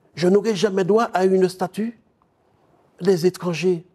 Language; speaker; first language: French; native; French